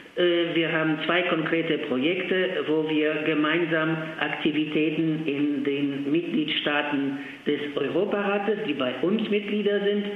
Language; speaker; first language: German; non-native, fluent; Polish